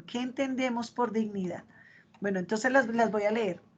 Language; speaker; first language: Spanish; native; Spanish